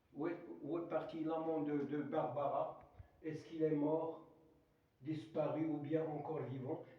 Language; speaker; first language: French; non-native, local second language; Arabic